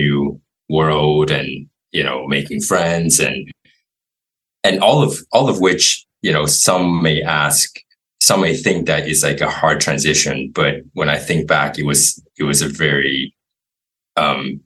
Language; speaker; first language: English; non-native, fluent; Chinese